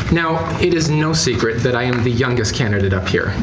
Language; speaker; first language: English; native; English